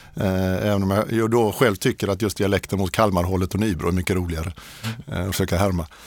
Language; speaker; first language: Swedish; native; Swedish